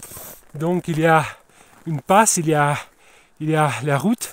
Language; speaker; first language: French; non-native, learner; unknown